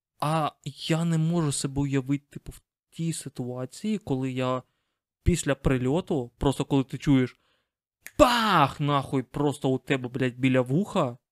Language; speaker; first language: Ukrainian; non-native, local second language; Russian